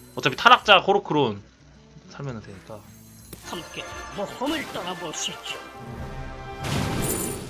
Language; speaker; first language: Korean; native; Korean